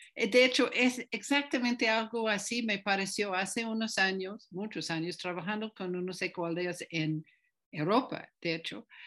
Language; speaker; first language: Spanish; non-native, fluent; English